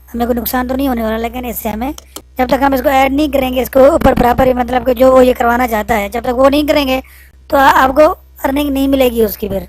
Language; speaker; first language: Urdu; non-native, local second language; Punjabi